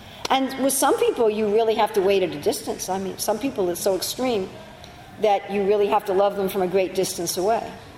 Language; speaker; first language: English; native; English